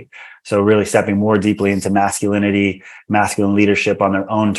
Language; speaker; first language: English; native; English